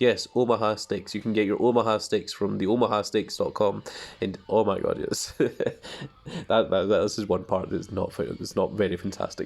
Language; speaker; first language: English; native; English